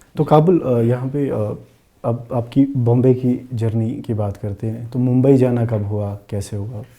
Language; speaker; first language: Hindi; non-native, local second language; Kashmiri